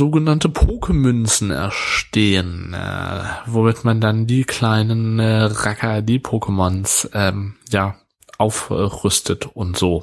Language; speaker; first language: German; native; German